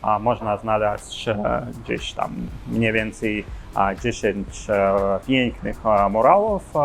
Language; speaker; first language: Polish; non-native, learner; Ukrainian